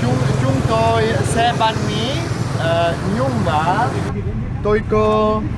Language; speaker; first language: Vietnamese; non-native, learner; Czech